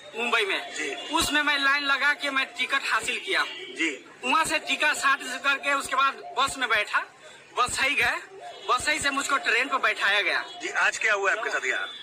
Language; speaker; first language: Hindi; native; Hindi